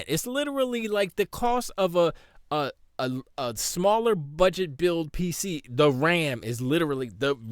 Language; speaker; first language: English; native; English